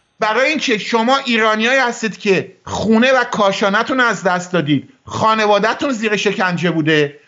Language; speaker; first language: Persian; native; Persian